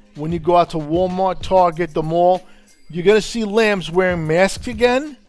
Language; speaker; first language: English; non-native, fluent; Italian